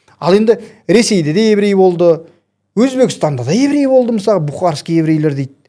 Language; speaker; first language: Kazakh; native; Kazakh